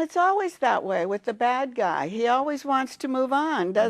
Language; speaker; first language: English; native; English